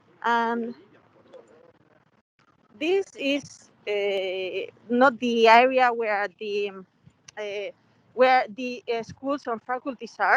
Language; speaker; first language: English; non-native, fluent; Spanish